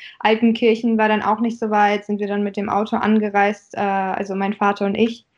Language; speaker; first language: German; early bilingual, other home language; Russian